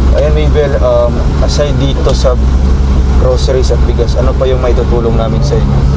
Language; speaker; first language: Filipino; non-native, local second language; Cebuano